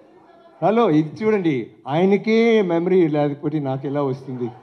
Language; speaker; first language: Telugu; non-native, learner; Tamil